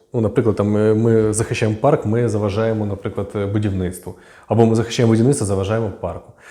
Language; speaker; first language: Ukrainian; native; Ukrainian